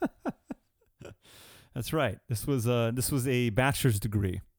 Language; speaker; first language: English; early bilingual, other home language; Spanish